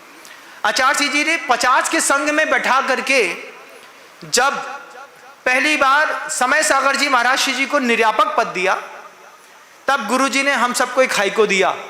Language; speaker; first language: Hindi; native; Hindi